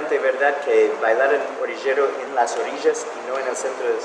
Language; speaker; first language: Spanish; non-native, fluent; English